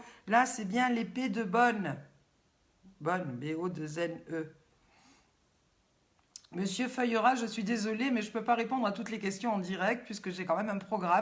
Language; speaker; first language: French; native; French